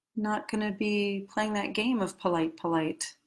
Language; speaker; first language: English; native; English